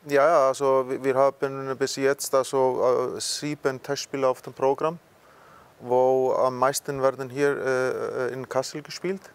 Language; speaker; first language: German; non-native, fluent; Icelandic